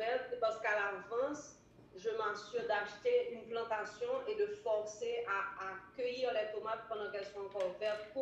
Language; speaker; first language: French; native; French